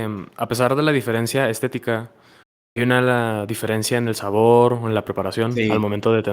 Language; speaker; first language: Spanish; non-native, fluent; English